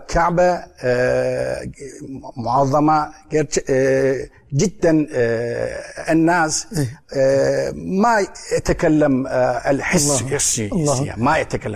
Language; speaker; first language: Arabic; non-native, learner; Turkish